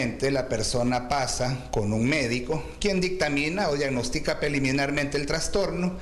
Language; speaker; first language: Spanish; native; Spanish